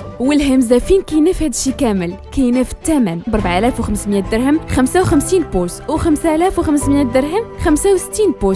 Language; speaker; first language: Arabic; native; Arabic